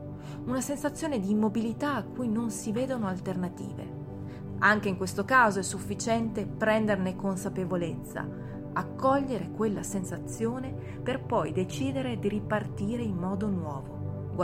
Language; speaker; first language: Italian; native; Italian